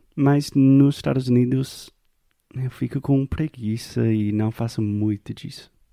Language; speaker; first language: Portuguese; non-native, fluent; English